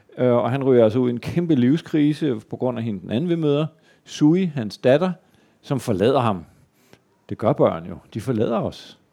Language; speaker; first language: Danish; native; Danish